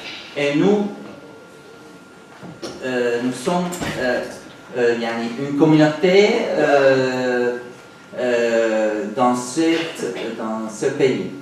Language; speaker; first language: French; non-native, fluent; Arabic